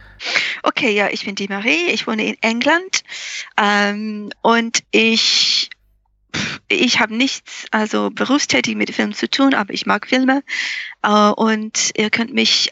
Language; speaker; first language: German; non-native, fluent; English